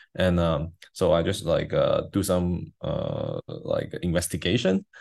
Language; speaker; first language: English; non-native, fluent; Chinese